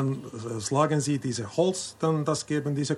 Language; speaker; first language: German; non-native, learner; Finnish